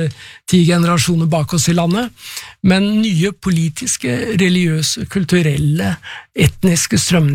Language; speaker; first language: Norwegian; native; Norwegian